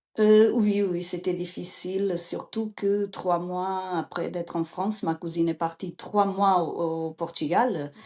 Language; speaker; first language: French; non-native, fluent; Portuguese